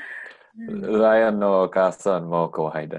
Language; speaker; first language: Japanese; non-native, learner; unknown